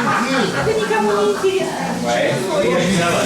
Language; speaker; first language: Russian; native; Russian